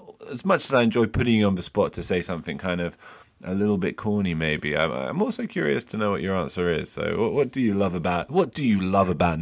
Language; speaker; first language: English; native; English